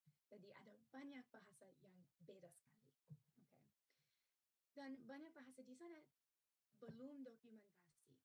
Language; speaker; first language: Indonesian; non-native, learner; English